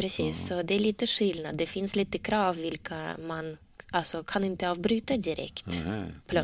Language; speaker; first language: Swedish; non-native, learner; Russian